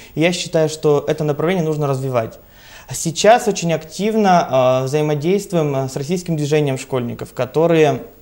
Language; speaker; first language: Russian; native; Russian